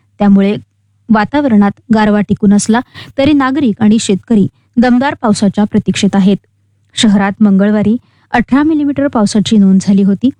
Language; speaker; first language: Marathi; native; Marathi